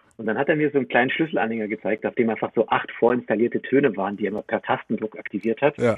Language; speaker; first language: German; early bilingual, other home language; Romanian